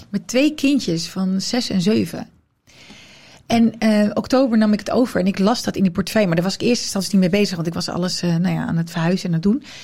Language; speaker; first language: Dutch; early bilingual, other home language; Riffian